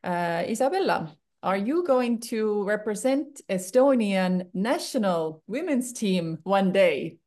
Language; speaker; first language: English; non-native, fluent; Estonian